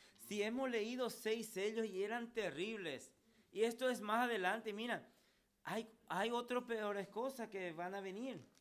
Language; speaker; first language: Spanish; native; Spanish